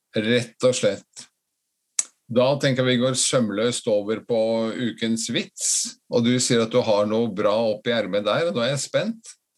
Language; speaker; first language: Norwegian; non-native, fluent; Latvian